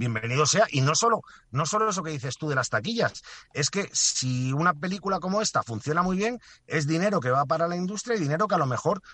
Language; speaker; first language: Spanish; native; Spanish